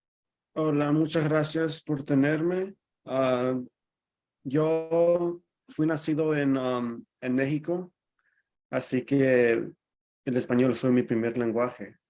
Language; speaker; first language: Spanish; early bilingual, other home language; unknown